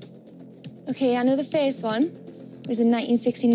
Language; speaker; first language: English; native; English